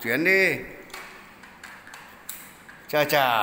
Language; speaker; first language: Vietnamese; native; Vietnamese